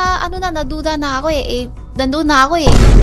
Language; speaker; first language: Filipino; non-native, learner; Chinese